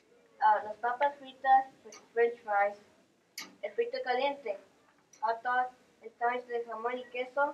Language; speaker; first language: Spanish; non-native, learner; English